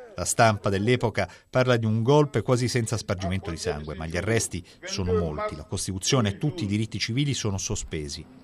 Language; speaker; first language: Italian; native; Italian